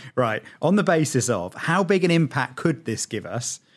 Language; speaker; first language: English; native; English